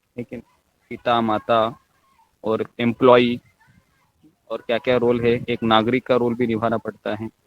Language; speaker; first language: Hindi; non-native, local second language; Marathi